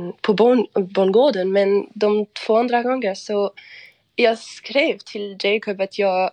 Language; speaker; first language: Swedish; non-native, fluent; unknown